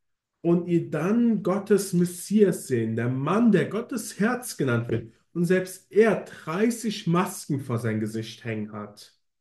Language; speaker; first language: German; native; German